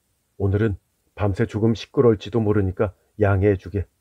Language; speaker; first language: Korean; native; Korean